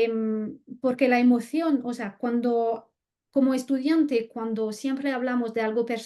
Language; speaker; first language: Spanish; non-native, fluent; French